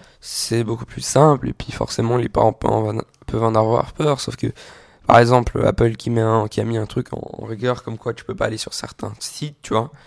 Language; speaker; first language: French; native; French